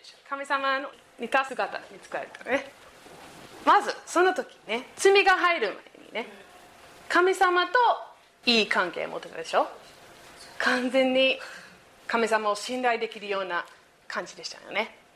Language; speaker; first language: Japanese; native; Japanese